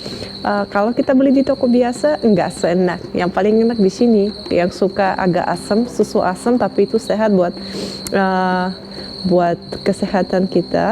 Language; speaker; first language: Indonesian; non-native, fluent; Russian